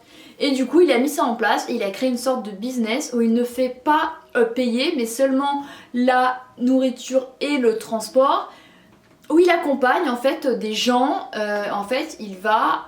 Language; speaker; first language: French; native; French